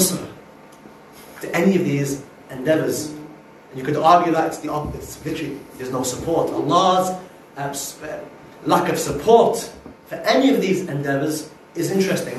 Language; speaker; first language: English; native; English